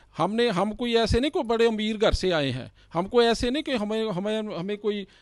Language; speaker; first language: Hindi; non-native, local second language; Punjabi